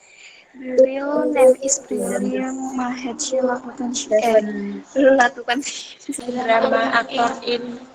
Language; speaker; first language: English; non-native, learner; Indonesian